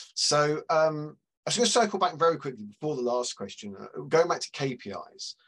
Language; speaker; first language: English; native; English